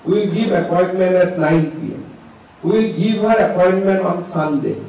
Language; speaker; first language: English; non-native, local second language; Assamese